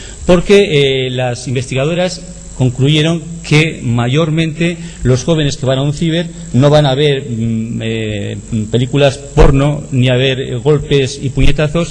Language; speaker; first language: Spanish; native; Spanish